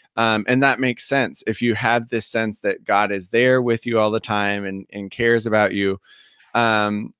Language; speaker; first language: English; native; English